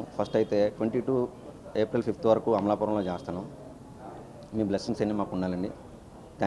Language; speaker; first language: Telugu; native; Telugu